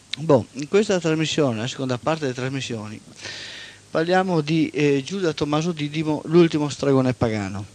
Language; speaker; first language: Italian; native; Italian